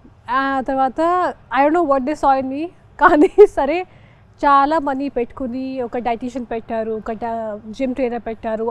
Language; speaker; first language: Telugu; non-native, local second language; Hindi